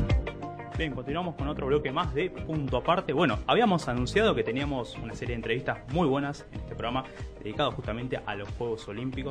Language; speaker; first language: Spanish; native; Spanish